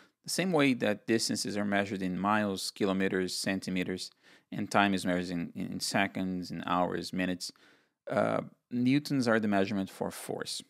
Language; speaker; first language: English; non-native, fluent; Portuguese